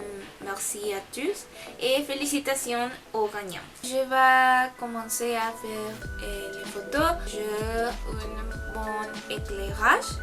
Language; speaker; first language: French; non-native, learner; Spanish